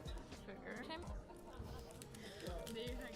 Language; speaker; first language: Korean; non-native, fluent; French